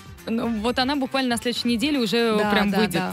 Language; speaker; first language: Russian; native; Russian